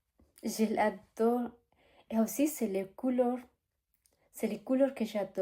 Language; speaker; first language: French; non-native, learner; Spanish